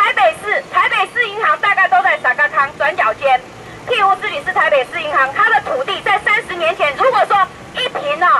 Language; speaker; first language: Chinese; non-native, local second language; Min Nan Chinese